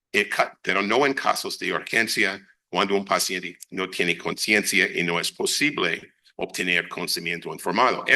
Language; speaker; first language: Spanish; non-native, fluent; English